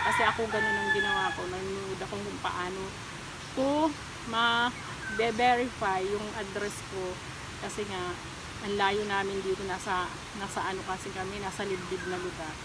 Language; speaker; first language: Filipino; non-native, local second language; Waray